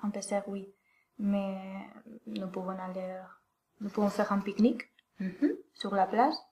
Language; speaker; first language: French; non-native, learner; Spanish